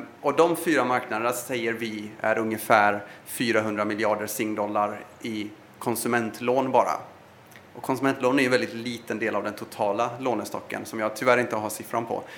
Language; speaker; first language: Swedish; early bilingual, other home language; Persian